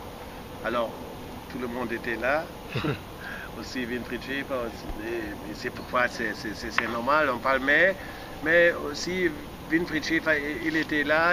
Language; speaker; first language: French; non-native, fluent; German